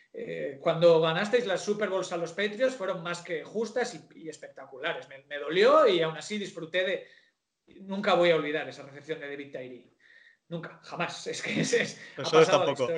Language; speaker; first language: Spanish; native; Spanish